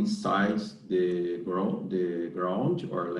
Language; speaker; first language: English; non-native, learner; Portuguese